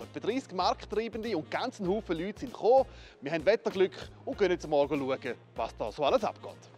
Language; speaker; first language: German; native; German